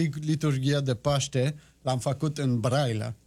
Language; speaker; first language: Romanian; non-native, learner; French